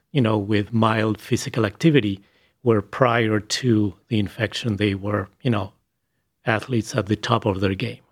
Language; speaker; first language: English; non-native, fluent; Spanish